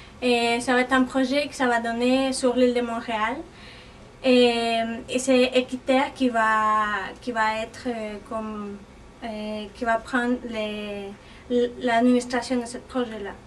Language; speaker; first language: French; non-native, fluent; Spanish